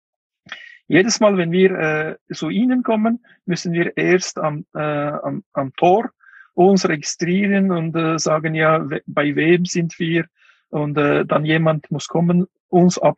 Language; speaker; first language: German; non-native, fluent; Uyghur